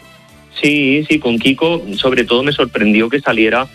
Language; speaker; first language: Spanish; native; Spanish